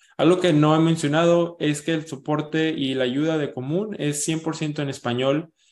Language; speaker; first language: Spanish; early bilingual, heritage; Spanish